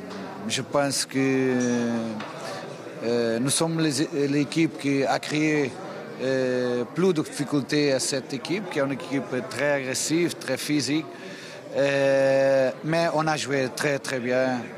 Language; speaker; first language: French; non-native, fluent; Portuguese